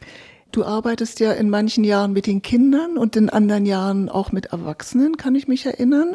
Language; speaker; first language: German; native; German